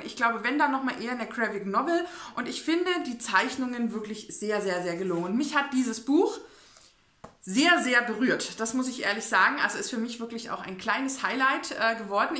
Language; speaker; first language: German; native; German